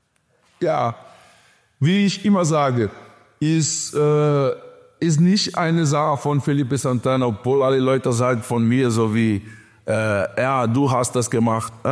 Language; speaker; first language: German; non-native, learner; Portuguese